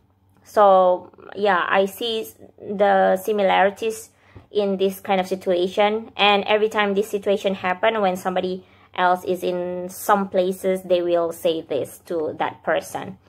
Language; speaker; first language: English; non-native, fluent; Indonesian